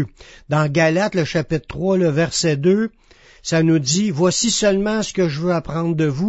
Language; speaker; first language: French; native; French